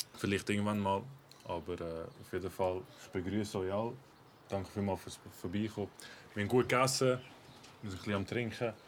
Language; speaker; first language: German; early bilingual, other home language; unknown